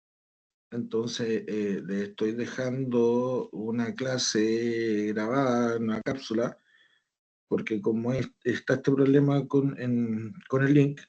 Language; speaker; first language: Spanish; native; Spanish